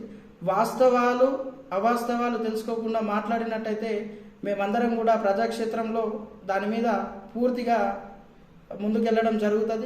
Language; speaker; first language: Telugu; native; Telugu